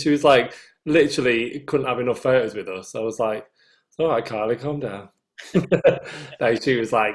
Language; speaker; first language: English; native; English